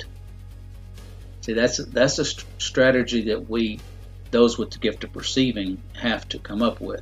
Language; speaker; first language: English; native; English